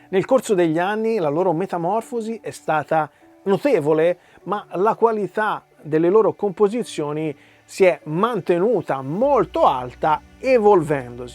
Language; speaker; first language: Italian; native; Italian